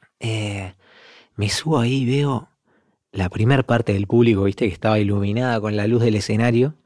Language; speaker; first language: Spanish; native; Spanish